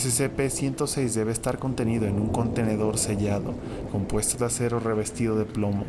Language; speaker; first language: Spanish; native; Spanish